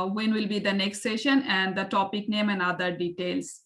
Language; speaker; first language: English; non-native, local second language; Bangla